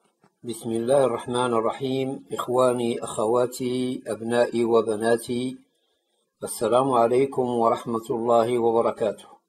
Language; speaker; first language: Arabic; native; Arabic